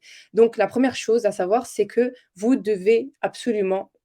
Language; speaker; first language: French; native; French